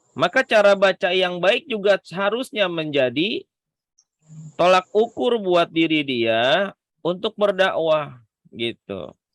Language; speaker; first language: Indonesian; native; Indonesian